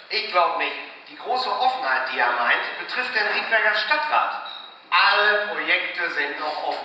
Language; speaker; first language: German; native; German